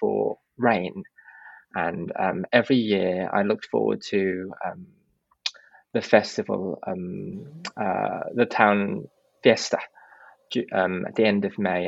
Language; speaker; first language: English; non-native, local second language; Filipino